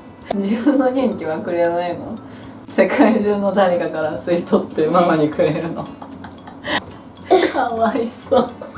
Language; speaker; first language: Japanese; native; Japanese